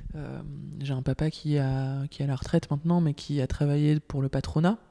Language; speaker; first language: French; native; French